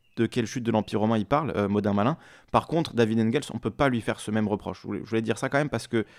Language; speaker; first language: French; native; French